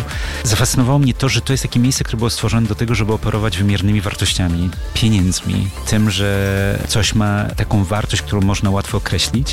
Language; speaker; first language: Polish; native; Polish